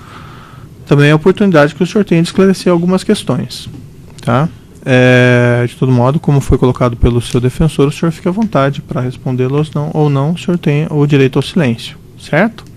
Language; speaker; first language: Portuguese; native; Portuguese